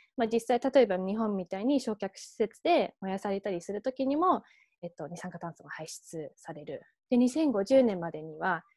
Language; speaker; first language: Japanese; early bilingual, heritage; Japanese